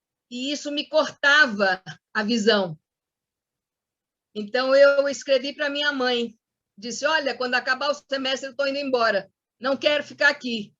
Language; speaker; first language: Portuguese; non-native, fluent; Spanish